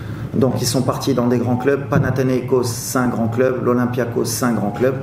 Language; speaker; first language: French; non-native, local second language; Arabic